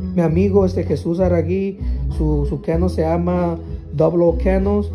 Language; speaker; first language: Spanish; early bilingual, heritage; Spanish